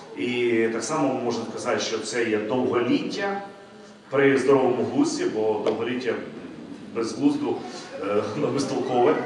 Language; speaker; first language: Ukrainian; non-native, local second language; Russian